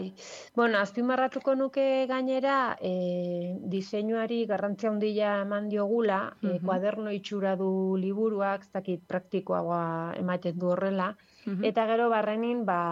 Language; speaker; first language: Basque; native; Basque